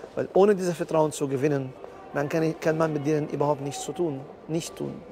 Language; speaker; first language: German; non-native, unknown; Arabic